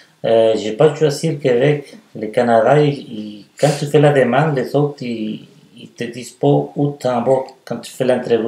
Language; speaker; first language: French; non-native, fluent; Spanish